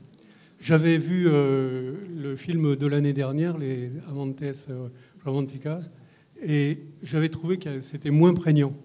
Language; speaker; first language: French; native; French